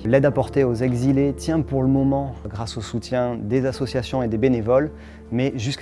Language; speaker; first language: French; native; French